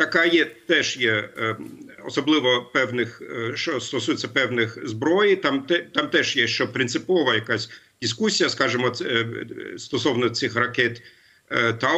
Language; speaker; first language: Ukrainian; non-native, fluent; German